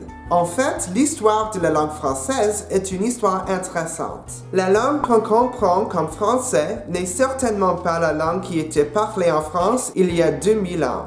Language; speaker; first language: French; non-native, local second language; English